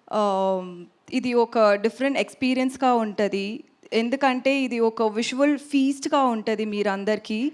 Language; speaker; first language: Telugu; non-native, local second language; Tamil